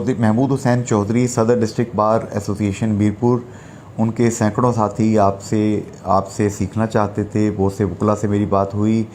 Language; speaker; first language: Urdu; non-native, local second language; Pahari-Potwari